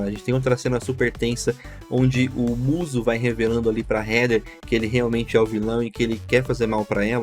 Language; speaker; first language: Portuguese; native; Portuguese